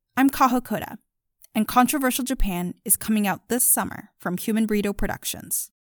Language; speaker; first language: English; early bilingual, other home language; Japanese